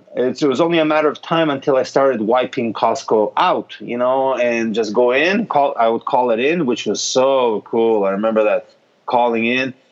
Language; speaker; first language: English; non-native, fluent; Hebrew